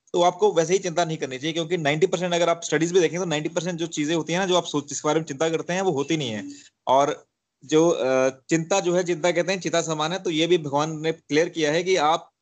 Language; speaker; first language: Hindi; native; Hindi